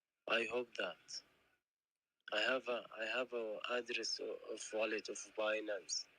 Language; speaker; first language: English; non-native, learner; Arabic